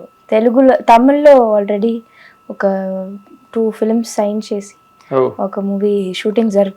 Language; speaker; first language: Telugu; non-native, local second language; Tamil